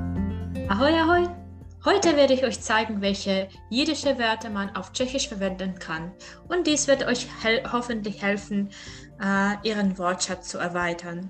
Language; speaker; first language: German; non-native, fluent; Czech